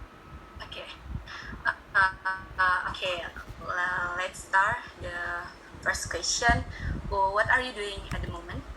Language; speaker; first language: English; non-native, learner; Indonesian